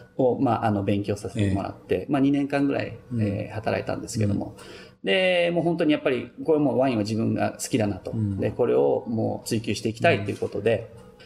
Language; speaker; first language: Japanese; native; Japanese